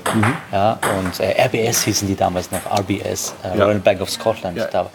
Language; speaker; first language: German; native; German